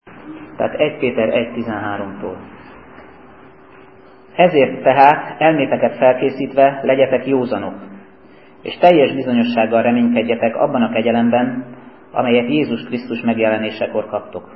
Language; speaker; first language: Hungarian; native; Hungarian